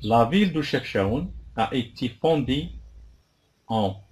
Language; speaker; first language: French; non-native, local second language; Arabic